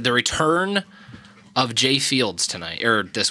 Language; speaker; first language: English; native; English